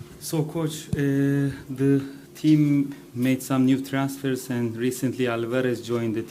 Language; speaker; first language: English; non-native, fluent; Turkish